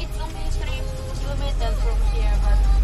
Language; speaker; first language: English; non-native, learner; Japanese